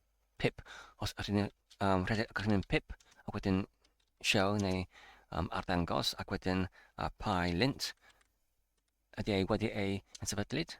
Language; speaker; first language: Welsh; non-native, fluent; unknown